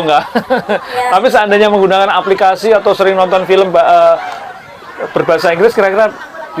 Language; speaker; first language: Indonesian; native; Indonesian